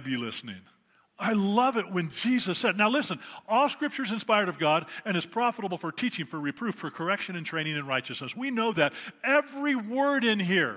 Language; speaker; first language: English; native; English